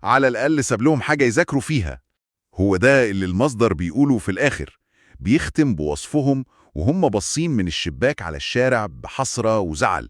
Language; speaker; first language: Arabic; native; Arabic